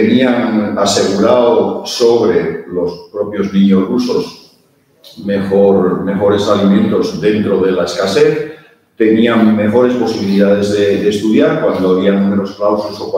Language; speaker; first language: Spanish; early bilingual, heritage; Spanish